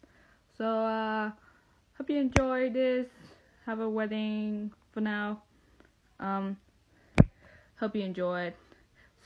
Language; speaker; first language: English; native; English